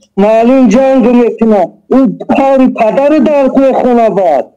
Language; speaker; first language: Tajik; native; Tajik